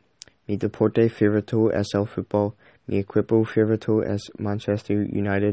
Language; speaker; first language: Spanish; non-native, learner; English